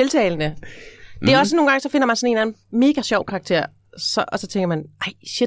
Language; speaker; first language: Danish; native; Danish